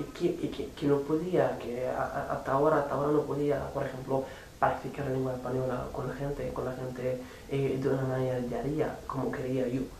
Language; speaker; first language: Spanish; non-native, learner; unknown